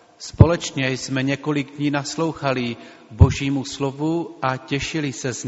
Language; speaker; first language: Czech; native; Czech